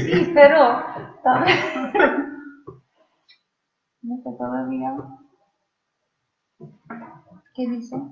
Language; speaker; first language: Spanish; non-native, learner; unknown